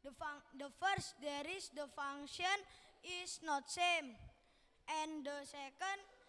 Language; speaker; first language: English; non-native, learner; Indonesian